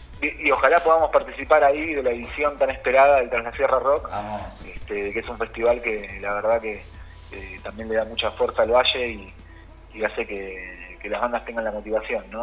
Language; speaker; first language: Spanish; native; Spanish